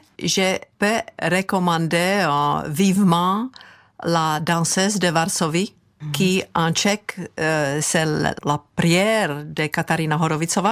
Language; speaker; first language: French; non-native, fluent; Czech